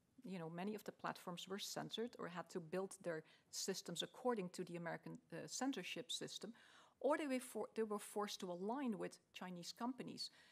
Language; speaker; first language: English; non-native, fluent; Dutch